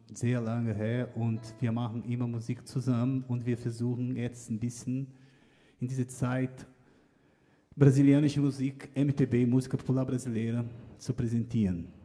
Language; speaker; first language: German; non-native, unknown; Portuguese